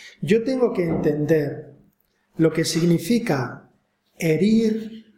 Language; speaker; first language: Spanish; native; Spanish